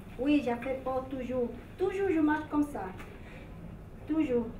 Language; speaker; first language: French; non-native, learner; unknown